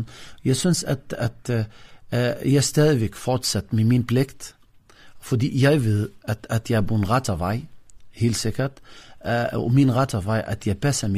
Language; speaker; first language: Danish; non-native, fluent; Arabic